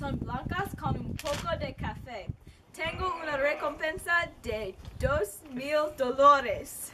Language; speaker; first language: Spanish; non-native, learner; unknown